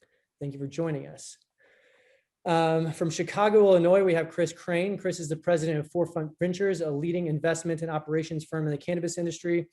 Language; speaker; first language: English; native; English